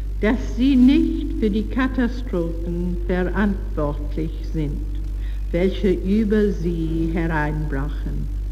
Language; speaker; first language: German; non-native, learner; English